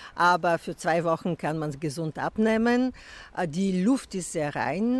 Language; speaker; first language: German; non-native, fluent; Bulgarian